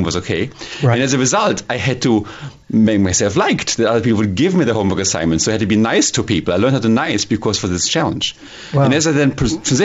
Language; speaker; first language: English; non-native, fluent; German